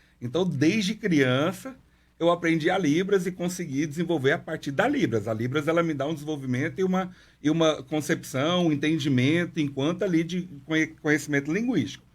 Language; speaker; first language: Portuguese; non-native, local second language; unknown